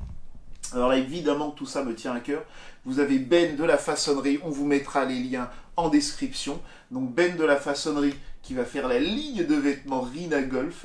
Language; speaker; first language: French; native; French